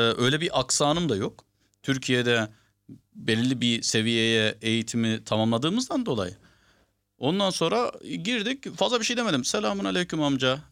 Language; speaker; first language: Turkish; early bilingual, heritage; Turkish